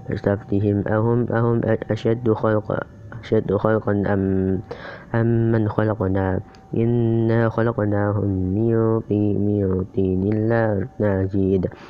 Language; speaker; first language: Arabic; non-native, learner; Indonesian